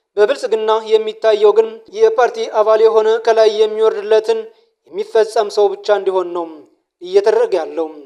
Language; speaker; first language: Amharic; native; Amharic